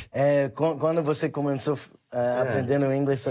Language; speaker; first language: Portuguese; non-native, learner; English